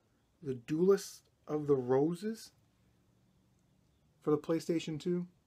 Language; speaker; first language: English; native; English